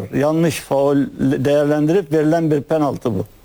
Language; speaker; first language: Turkish; native; Turkish